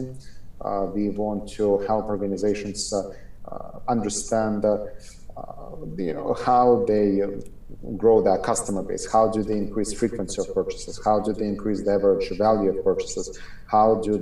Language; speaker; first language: English; non-native, fluent; Ukrainian